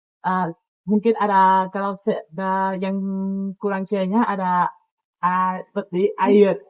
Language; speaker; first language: Indonesian; non-native, learner; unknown